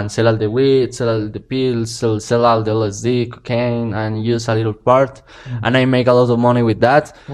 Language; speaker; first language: English; non-native, learner; Spanish